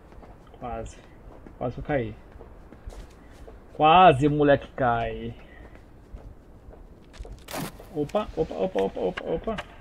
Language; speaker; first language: Portuguese; native; Portuguese